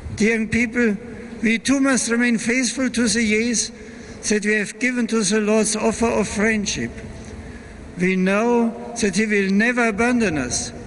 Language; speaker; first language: English; non-native, fluent; German